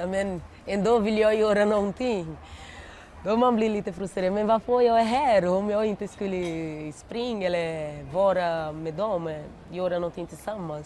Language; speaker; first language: Swedish; non-native, learner; Portuguese